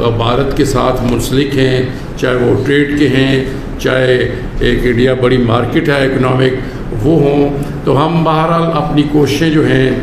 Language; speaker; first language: Urdu; non-native, local second language; Pahari-Potwari